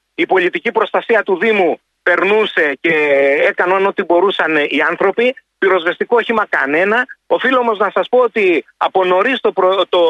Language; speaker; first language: Greek; native; Greek